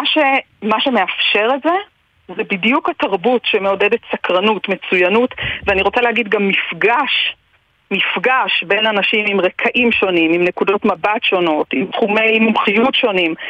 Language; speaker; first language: Hebrew; native; Hebrew